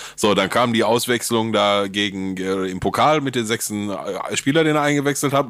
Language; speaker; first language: German; native; German